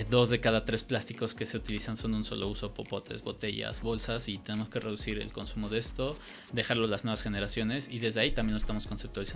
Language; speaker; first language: Spanish; native; Spanish